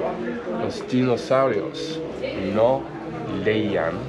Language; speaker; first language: Spanish; non-native, learner; English